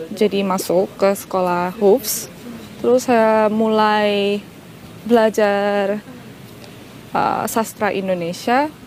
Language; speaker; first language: Indonesian; non-native, fluent; Korean